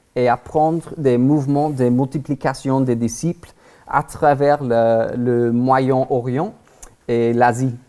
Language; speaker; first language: French; non-native, learner; English